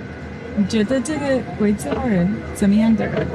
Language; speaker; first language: Chinese; non-native, learner; English